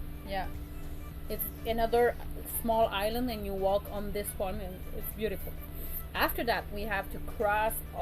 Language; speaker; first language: English; non-native, learner; French